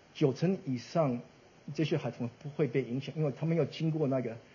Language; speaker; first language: Chinese; early bilingual, heritage; Chinese